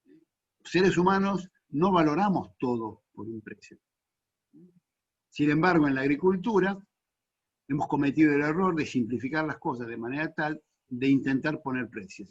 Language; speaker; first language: Spanish; native; Spanish